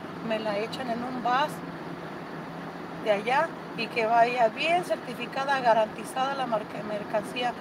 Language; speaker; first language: Spanish; early bilingual, heritage; Spanish